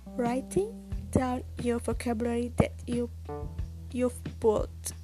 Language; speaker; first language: English; non-native, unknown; Indonesian